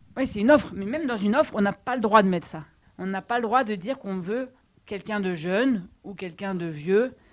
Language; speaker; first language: French; native; French